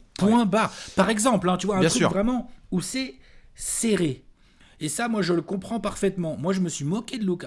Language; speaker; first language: French; native; French